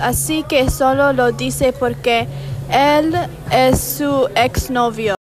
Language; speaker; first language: Spanish; non-native, learner; English